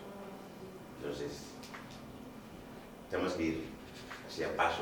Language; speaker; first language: Spanish; non-native, fluent; Wolof